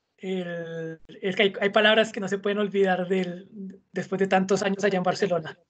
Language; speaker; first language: Spanish; native; Spanish